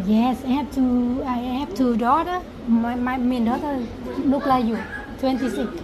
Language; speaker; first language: English; non-native, learner; Thai